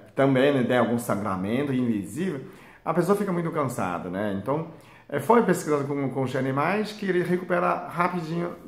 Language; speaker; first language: Portuguese; non-native, fluent; Chinese